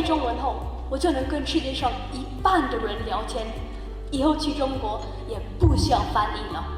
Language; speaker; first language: Chinese; non-native, learner; English